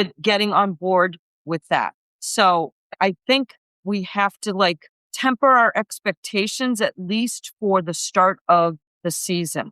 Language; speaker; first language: English; native; English